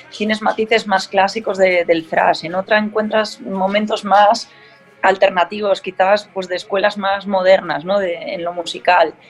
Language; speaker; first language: Spanish; native; Spanish